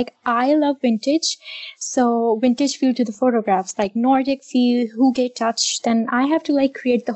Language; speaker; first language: English; non-native, local second language; Urdu